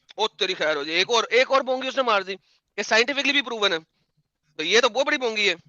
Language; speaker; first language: Urdu; non-native, local second language; Punjabi